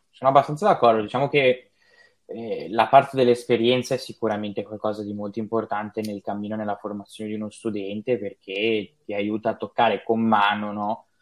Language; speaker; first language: Italian; native; Italian